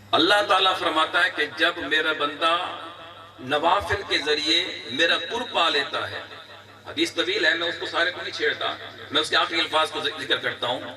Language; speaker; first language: Urdu; non-native, local second language; Pashto